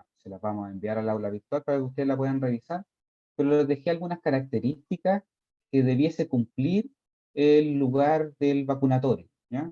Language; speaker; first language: Spanish; native; Spanish